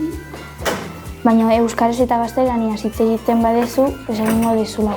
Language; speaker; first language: Basque; non-native, local second language; Spanish